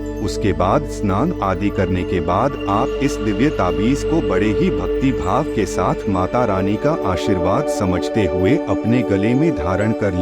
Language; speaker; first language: Hindi; native; Hindi